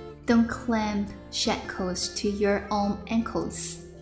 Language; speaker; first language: English; non-native, fluent; Chinese